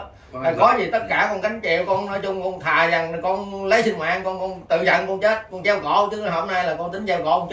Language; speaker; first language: Vietnamese; native; Vietnamese